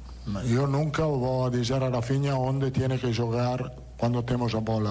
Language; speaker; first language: Portuguese; non-native, learner; Italian